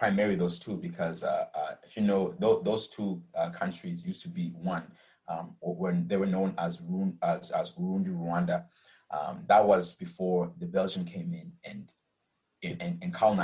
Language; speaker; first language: English; early bilingual, other home language; Rundi